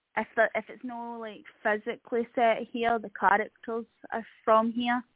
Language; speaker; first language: English; native; English